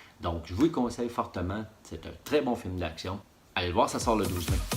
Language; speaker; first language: French; native; French